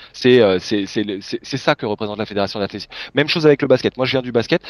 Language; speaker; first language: French; native; French